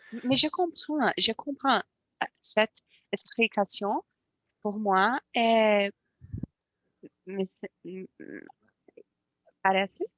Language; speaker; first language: French; non-native, learner; Portuguese